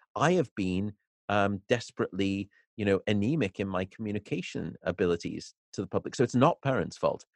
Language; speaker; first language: English; native; English